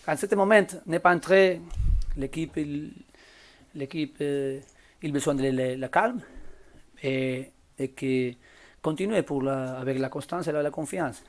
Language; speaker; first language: French; non-native, learner; Spanish